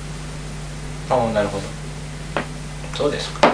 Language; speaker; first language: Japanese; native; Japanese